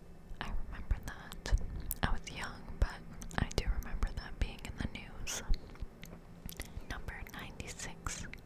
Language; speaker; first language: English; native; English